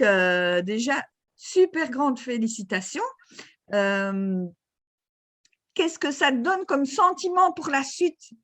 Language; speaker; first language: French; native; French